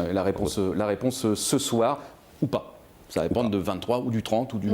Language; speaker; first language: French; native; French